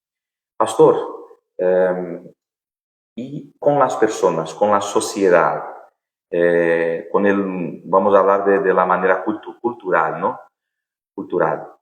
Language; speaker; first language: Spanish; non-native, fluent; Portuguese